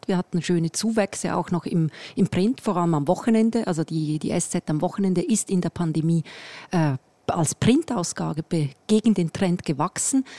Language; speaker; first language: German; native; German